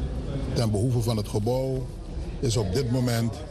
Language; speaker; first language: Dutch; native; Dutch